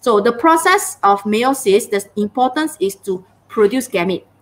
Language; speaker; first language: English; non-native, local second language; Malay